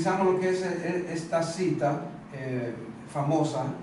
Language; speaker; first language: Spanish; native; Spanish